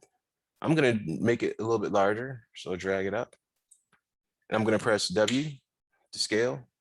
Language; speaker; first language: English; native; English